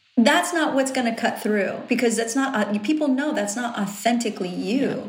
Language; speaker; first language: English; native; English